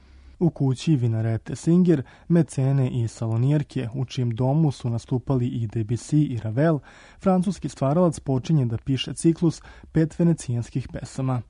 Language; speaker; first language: Croatian; native; Croatian